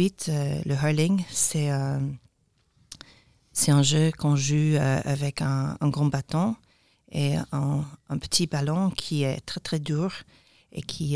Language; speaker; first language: French; non-native, learner; English